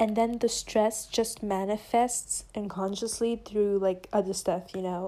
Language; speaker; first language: English; non-native, fluent; French